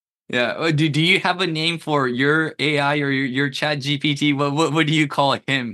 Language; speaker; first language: English; early bilingual, other home language; Japanese